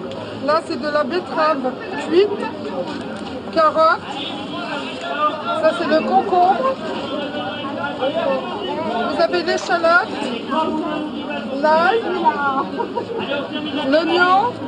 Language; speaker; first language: French; native; French